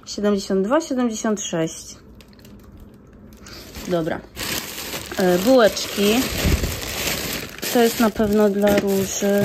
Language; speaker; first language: Polish; native; Polish